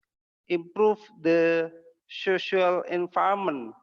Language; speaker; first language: English; non-native, learner; Indonesian